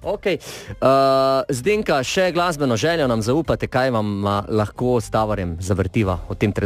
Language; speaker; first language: Slovenian; native; Slovenian